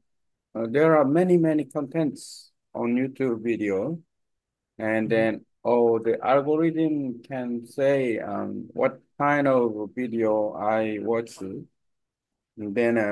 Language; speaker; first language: English; non-native, learner; Korean